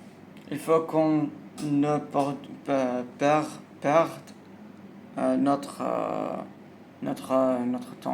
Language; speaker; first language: French; non-native, learner; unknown